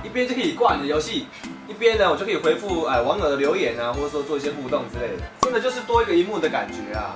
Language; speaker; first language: Chinese; native; Chinese